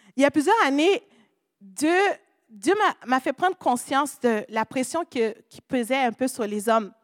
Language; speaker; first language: French; non-native, local second language; Haitian Creole